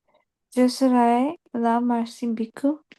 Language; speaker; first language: French; non-native, learner; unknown